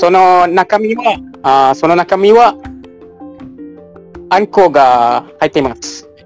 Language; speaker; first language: Japanese; non-native, learner; Malay